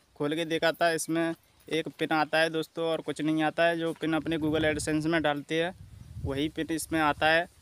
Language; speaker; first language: Hindi; native; Hindi